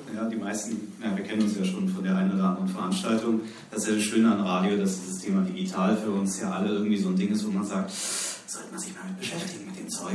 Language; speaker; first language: German; native; German